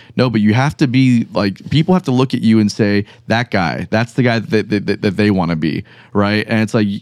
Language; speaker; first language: English; early bilingual, other home language; Spanish